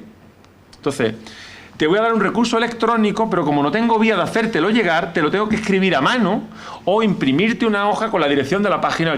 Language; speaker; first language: Spanish; native; Spanish